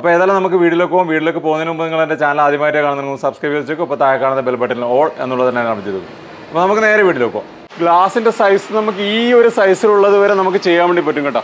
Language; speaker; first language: Malayalam; native; Malayalam